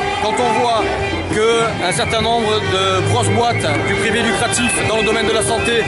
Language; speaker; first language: French; native; French